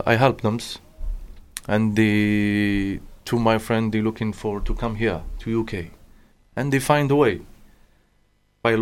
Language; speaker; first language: English; non-native, learner; Arabic